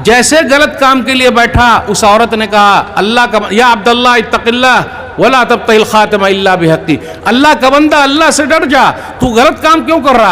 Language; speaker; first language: Hindi; native; Hindi